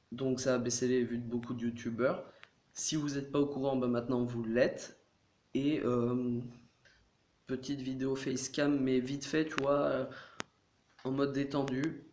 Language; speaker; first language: French; native; French